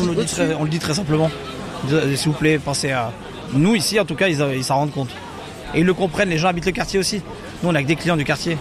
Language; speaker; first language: French; native; French